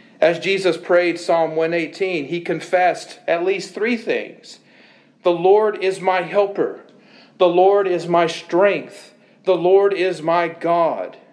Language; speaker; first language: English; native; English